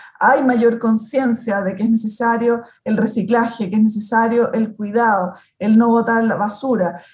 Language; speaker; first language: Spanish; native; Spanish